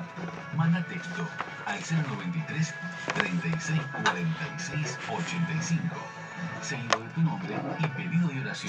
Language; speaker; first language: Spanish; native; Spanish